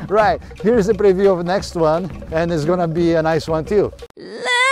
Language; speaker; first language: English; non-native, fluent; Portuguese